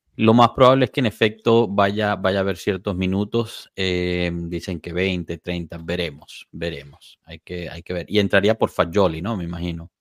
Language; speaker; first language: Spanish; native; Spanish